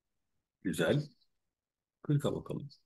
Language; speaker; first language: Turkish; native; Turkish